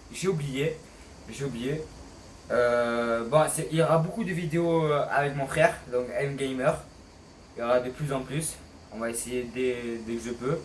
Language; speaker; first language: French; native; French